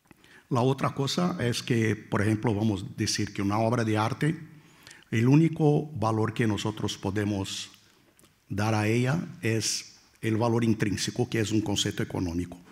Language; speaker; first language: Spanish; non-native, fluent; Portuguese